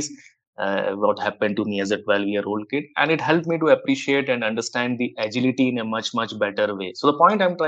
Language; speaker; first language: English; non-native, local second language; Hindi